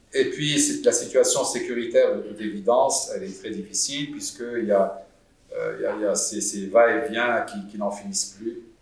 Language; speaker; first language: French; non-native, local second language; Arabic